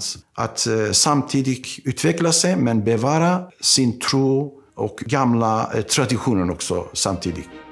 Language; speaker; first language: Swedish; non-native, fluent; Aramaic